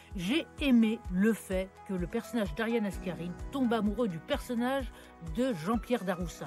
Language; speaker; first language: French; native; French